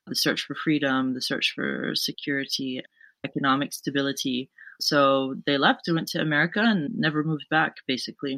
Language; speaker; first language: English; native; English